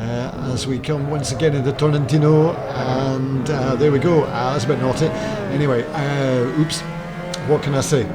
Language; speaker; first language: English; native; English